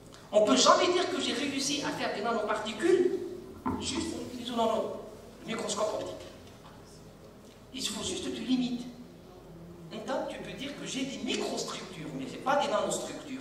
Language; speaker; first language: French; non-native, local second language; Arabic